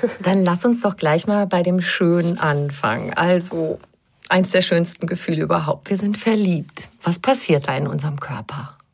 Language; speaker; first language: German; native; German